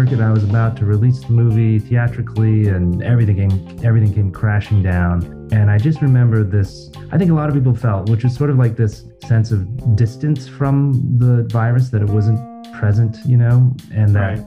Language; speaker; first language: English; native; English